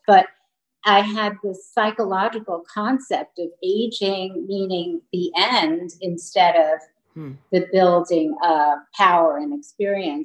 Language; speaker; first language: English; native; English